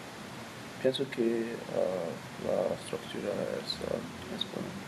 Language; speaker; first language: Spanish; non-native, learner; English